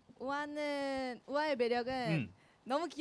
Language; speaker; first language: Japanese; non-native, learner; Korean